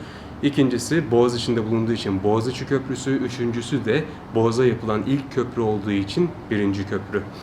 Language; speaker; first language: Turkish; native; Turkish